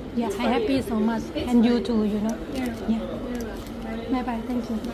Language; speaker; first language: English; non-native, learner; Thai